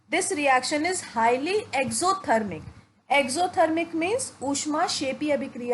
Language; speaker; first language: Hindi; native; Hindi